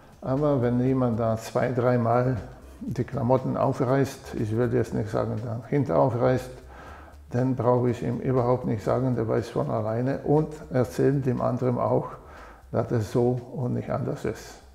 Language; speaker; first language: German; non-native, fluent; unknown